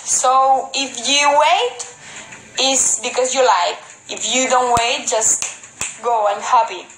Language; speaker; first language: English; non-native, fluent; Spanish